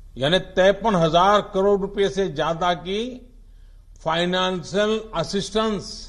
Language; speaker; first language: Hindi; non-native, local second language; Gujarati